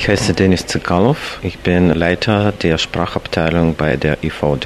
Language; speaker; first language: German; non-native, fluent; Russian